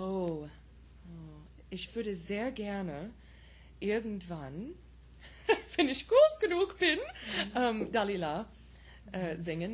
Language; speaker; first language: German; non-native, fluent; English